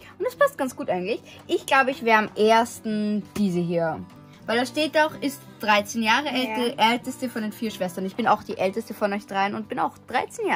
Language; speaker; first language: German; native; German